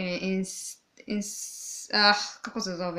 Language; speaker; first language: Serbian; non-native, learner; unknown